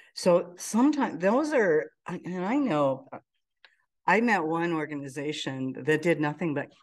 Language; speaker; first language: English; native; English